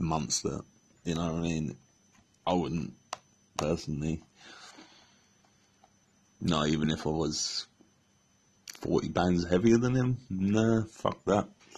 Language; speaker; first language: English; native; English